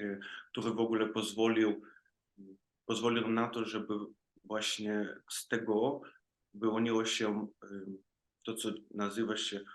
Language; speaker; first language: Polish; non-native, fluent; Ukrainian